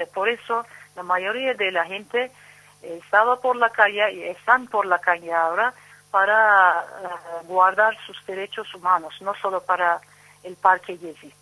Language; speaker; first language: Spanish; non-native, fluent; Turkish